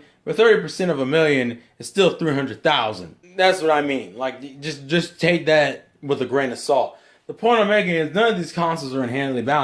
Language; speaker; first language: English; native; English